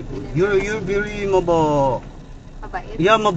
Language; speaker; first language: English; non-native, local second language; Filipino